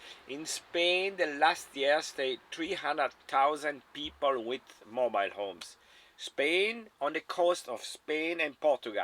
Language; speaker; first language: English; non-native, learner; German